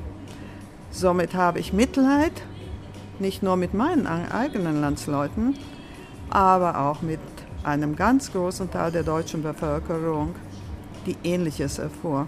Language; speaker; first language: German; early bilingual, other home language; Latvian